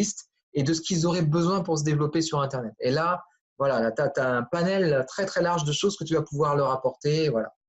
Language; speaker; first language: French; native; French